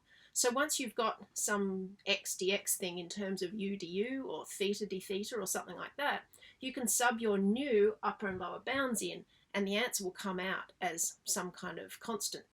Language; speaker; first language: English; native; English